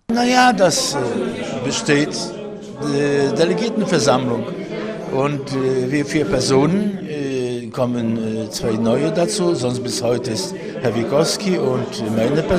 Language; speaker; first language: German; non-native, local second language; Polish